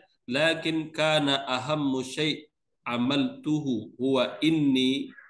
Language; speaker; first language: Arabic; non-native, learner; Indonesian